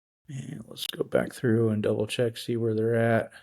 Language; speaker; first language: English; native; English